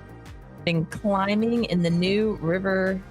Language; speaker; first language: English; native; English